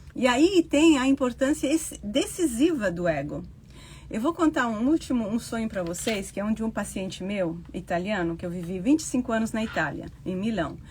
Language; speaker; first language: Portuguese; non-native, fluent; Italian